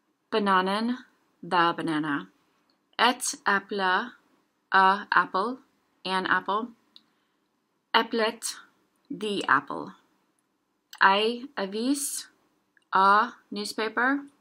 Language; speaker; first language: English; native; English